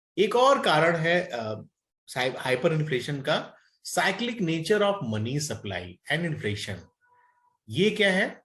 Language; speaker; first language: Hindi; native; Hindi